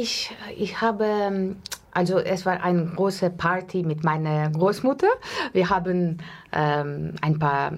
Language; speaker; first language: German; non-native, learner; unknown